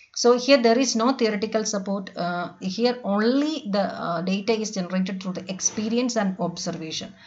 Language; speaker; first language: English; non-native, local second language; Malayalam